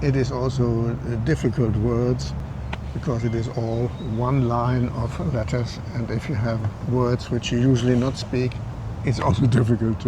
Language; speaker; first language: English; non-native, fluent; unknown